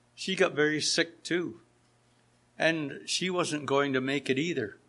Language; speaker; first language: English; native; English